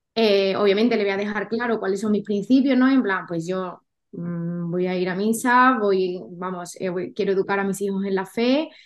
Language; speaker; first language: Spanish; native; Spanish